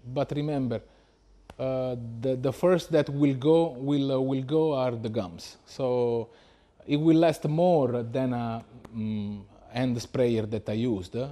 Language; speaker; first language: English; non-native, fluent; Italian